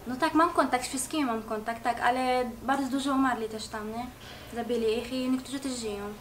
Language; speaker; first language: Polish; early bilingual, heritage; Arabic